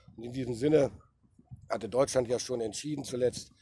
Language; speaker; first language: German; native; German